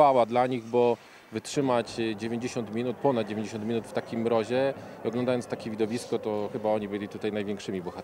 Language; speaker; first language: Polish; native; Polish